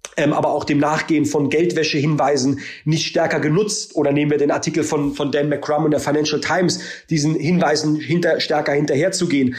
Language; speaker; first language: German; native; German